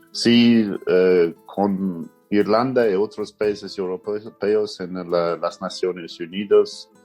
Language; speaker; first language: Spanish; non-native, fluent; English